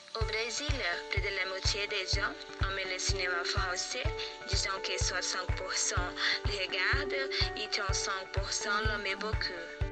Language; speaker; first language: French; non-native, learner; Portuguese